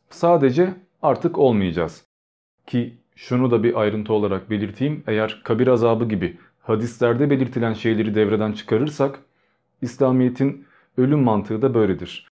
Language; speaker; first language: Turkish; early bilingual, other home language; Albanian